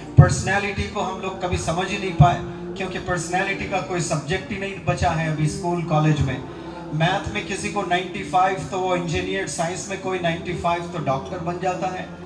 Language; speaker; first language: Hindi; native; Hindi